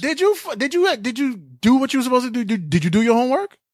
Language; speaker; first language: English; native; English